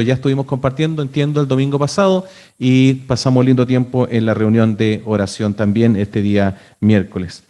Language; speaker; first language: Spanish; native; Spanish